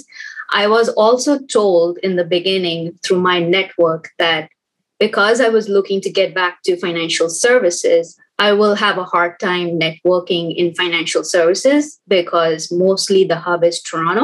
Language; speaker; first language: English; non-native, local second language; Hindi